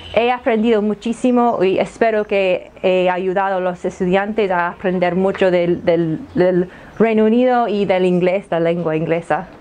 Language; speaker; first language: Spanish; non-native, fluent; English